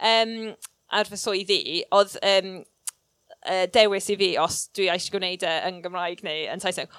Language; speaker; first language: Welsh; non-native, local second language; English